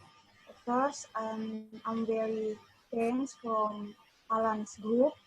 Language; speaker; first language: English; non-native, learner; Indonesian